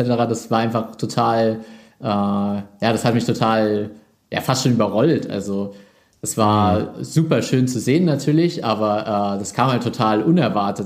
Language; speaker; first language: German; native; German